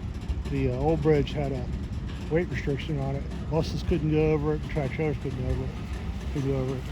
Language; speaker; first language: English; native; English